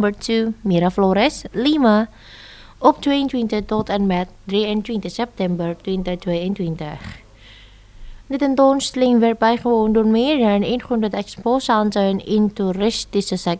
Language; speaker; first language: Dutch; non-native, fluent; Indonesian